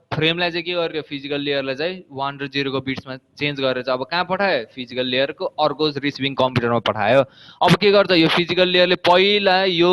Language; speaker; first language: Nepali; native; Nepali